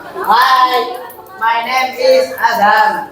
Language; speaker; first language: English; non-native, learner; Indonesian